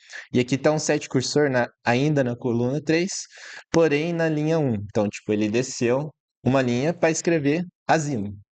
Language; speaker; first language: Portuguese; native; Portuguese